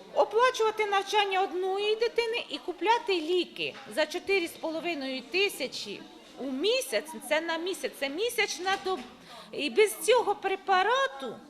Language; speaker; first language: Ukrainian; native; Ukrainian